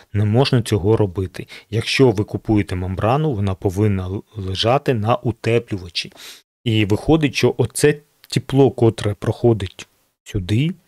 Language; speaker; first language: Ukrainian; non-native, local second language; Russian